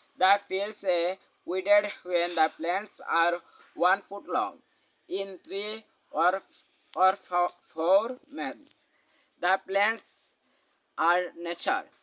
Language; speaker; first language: English; non-native, local second language; Bangla